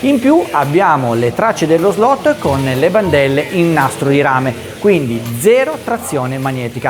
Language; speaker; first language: Italian; native; Italian